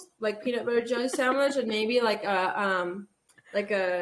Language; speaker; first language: English; early bilingual, other home language; Armenian